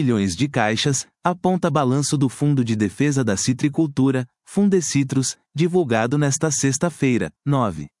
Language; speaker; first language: Portuguese; native; Portuguese